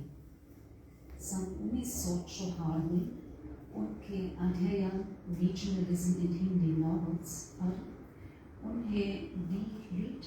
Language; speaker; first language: Hindi; non-native, fluent; German